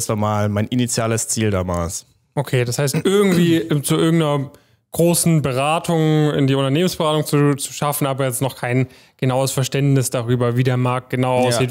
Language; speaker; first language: German; native; German